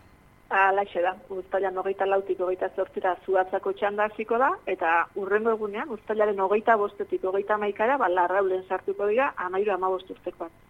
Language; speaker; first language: Basque; native; Basque